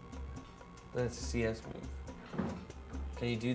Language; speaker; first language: English; native; English